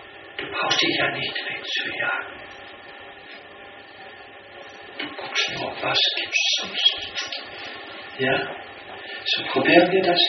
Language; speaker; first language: German; non-native, fluent; Danish